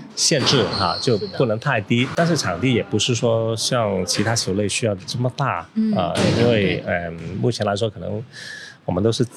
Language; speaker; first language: Chinese; native; Chinese